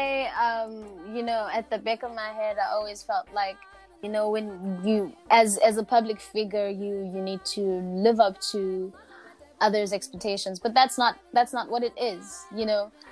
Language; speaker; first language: English; non-native, local second language; Zulu